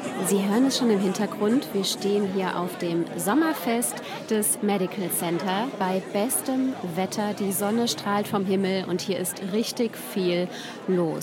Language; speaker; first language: German; native; German